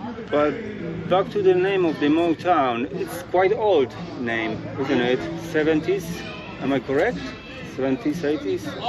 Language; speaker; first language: English; non-native, learner; Polish